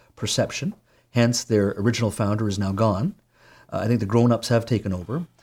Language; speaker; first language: English; native; English